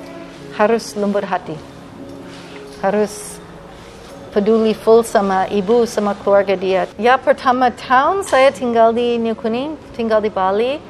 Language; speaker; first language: Indonesian; non-native, fluent; English